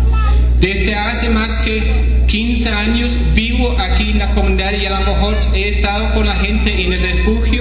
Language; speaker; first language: Spanish; non-native, fluent; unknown